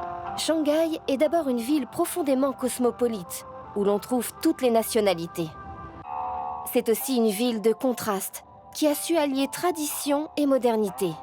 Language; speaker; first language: French; native; French